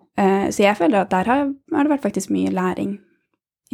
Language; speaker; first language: Norwegian; native; Norwegian